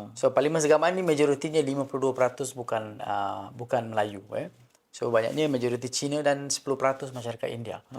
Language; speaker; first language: Malay; non-native, local second language; Tamil